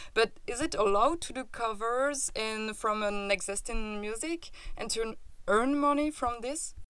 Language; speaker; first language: English; non-native, fluent; French